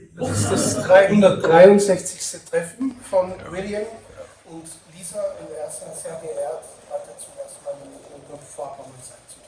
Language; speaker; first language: German; native; German